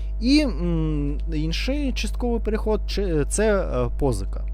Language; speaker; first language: Ukrainian; non-native, learner; Russian